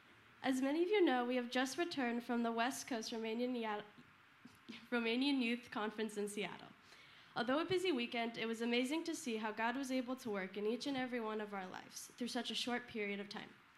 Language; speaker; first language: English; early bilingual, other home language; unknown